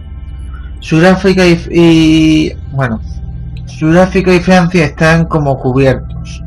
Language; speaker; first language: Spanish; native; Spanish